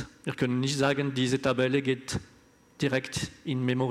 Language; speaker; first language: German; non-native, learner; French